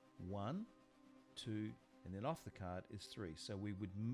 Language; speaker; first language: English; native; English